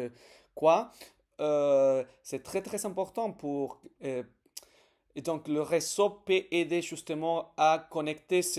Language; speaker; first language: French; non-native, fluent; Spanish